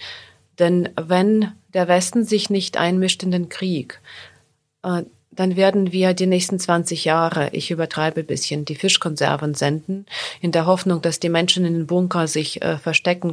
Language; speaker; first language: German; non-native, fluent; Ukrainian